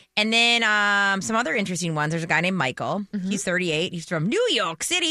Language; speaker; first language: English; native; English